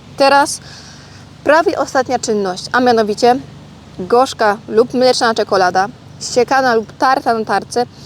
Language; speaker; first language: Polish; native; Polish